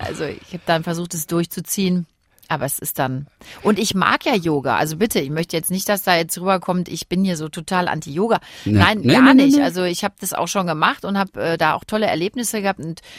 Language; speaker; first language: German; native; German